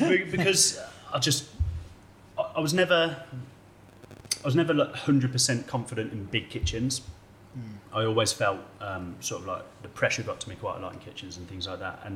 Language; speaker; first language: English; native; English